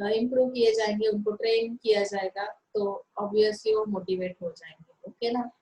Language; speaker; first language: Hindi; non-native, local second language; Marathi